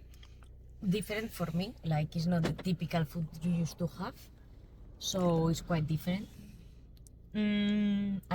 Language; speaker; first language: English; non-native, learner; Spanish